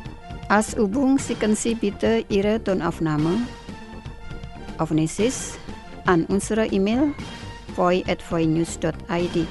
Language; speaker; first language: German; non-native, fluent; Indonesian